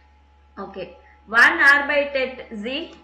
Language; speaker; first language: German; non-native, fluent; Tamil